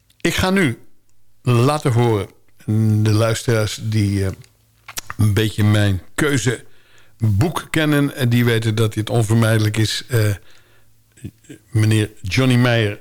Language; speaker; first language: Dutch; native; Dutch